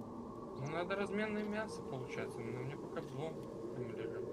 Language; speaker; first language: Russian; native; Russian